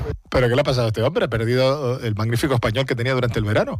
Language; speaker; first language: Spanish; native; Spanish